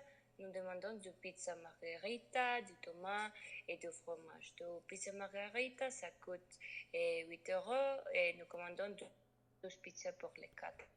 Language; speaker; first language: French; non-native, learner; Spanish